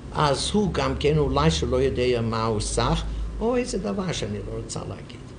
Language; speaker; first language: Hebrew; non-native, fluent; English